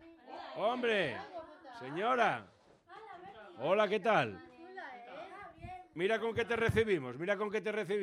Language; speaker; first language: Spanish; native; Spanish